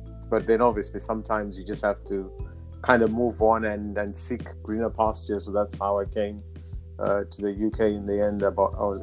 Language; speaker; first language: English; non-native, local second language; Shona